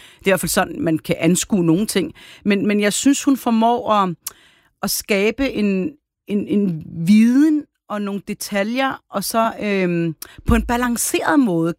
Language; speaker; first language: Danish; early bilingual, other home language; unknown